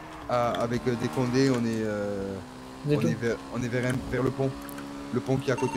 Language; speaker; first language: French; native; French